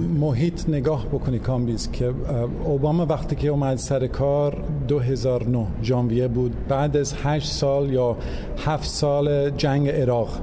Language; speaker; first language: Persian; early bilingual, heritage; English